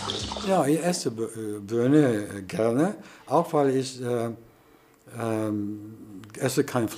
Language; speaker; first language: German; early bilingual, heritage; German